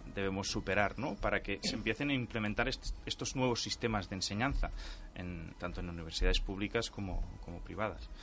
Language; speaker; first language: Spanish; non-native, local second language; Catalan